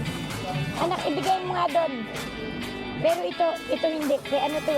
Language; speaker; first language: Filipino; native; Filipino